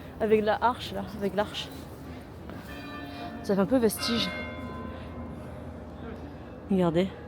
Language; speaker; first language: French; native; French